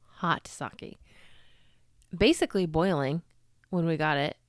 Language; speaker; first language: English; native; English